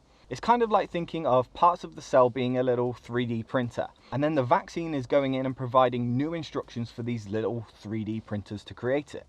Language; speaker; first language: English; native; English